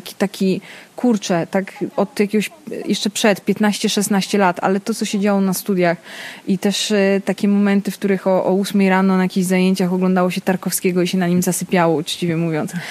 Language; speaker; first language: Polish; early bilingual, other home language; Italian